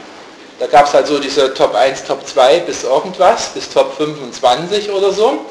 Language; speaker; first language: German; native; German